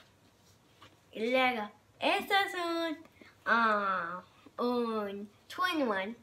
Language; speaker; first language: Spanish; early bilingual, heritage; Spanish